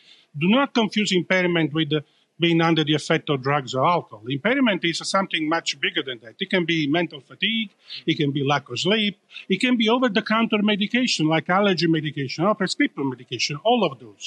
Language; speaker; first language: English; non-native, fluent; Italian